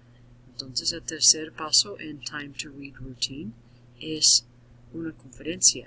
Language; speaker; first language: Spanish; non-native, learner; English